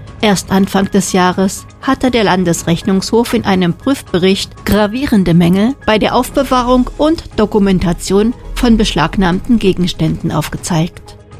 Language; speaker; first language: German; native; German